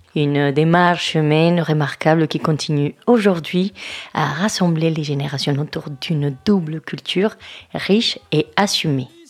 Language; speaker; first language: French; native; French